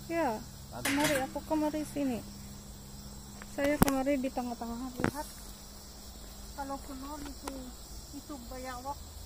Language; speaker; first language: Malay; non-native, learner; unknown